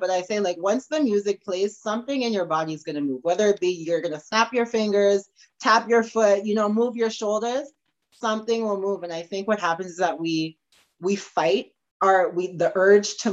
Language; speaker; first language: English; native; English